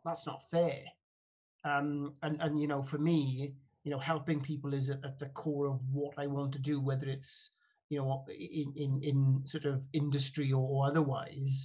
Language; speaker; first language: English; native; English